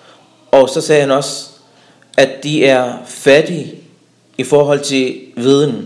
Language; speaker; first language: Danish; early bilingual, other home language; Arabic